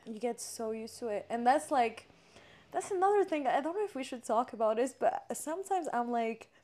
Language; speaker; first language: English; non-native, fluent; French